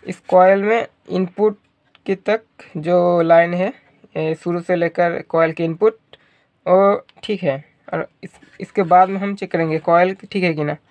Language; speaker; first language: Hindi; non-native, local second language; Bangla